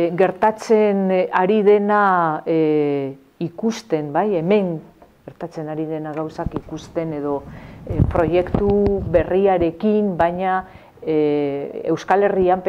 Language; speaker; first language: Basque; non-native, local second language; Spanish